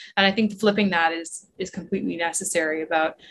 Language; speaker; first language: English; native; English